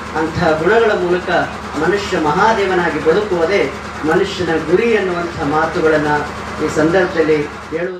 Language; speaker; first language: Kannada; native; Kannada